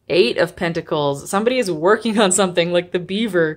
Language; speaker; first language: English; native; English